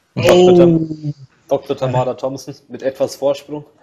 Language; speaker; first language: German; non-native, fluent; Russian